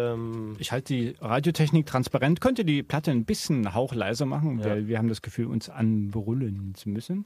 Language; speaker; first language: German; native; German